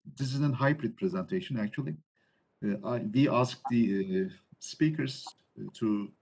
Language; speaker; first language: English; non-native, fluent; Turkish